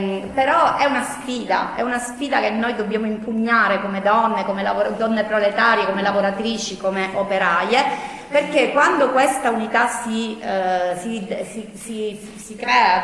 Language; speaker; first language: Italian; native; Italian